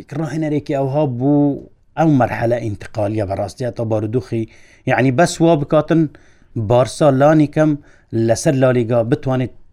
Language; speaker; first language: Central Kurdish; non-native, local second language; Kurdish